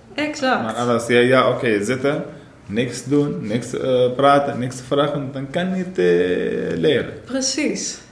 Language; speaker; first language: Dutch; non-native, fluent; Arabic